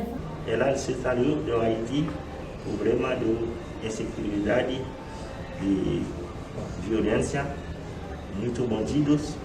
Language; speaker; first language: Portuguese; non-native, learner; Haitian Creole